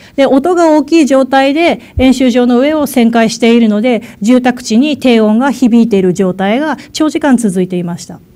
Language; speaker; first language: Japanese; native; Japanese